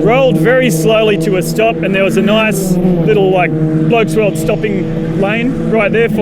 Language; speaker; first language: English; native; English